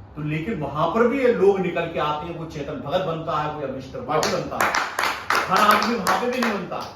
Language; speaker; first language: Hindi; native; Hindi